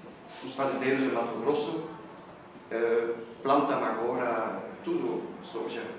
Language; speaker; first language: Portuguese; non-native, fluent; Dutch